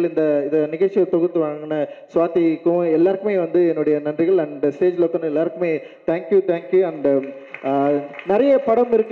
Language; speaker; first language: Tamil; native; Tamil